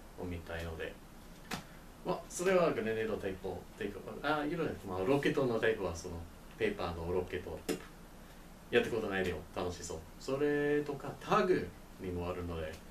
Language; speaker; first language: Japanese; non-native, learner; English